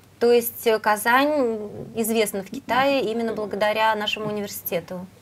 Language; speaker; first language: Russian; native; Russian